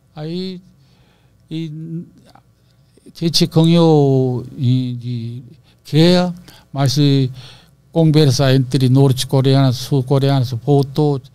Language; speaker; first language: Portuguese; non-native, learner; Korean